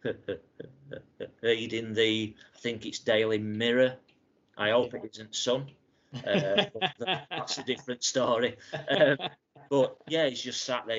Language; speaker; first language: English; native; English